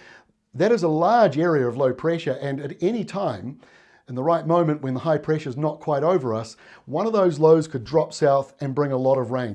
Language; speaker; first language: English; native; English